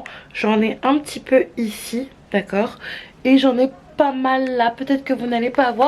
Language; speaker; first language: French; native; French